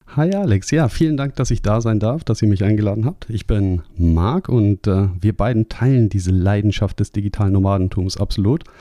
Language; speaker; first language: German; native; German